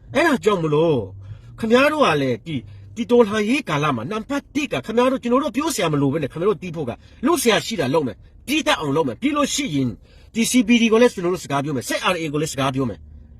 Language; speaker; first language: Burmese; non-native, local second language; Hakha Chin